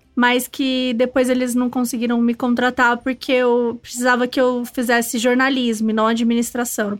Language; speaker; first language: Portuguese; native; Portuguese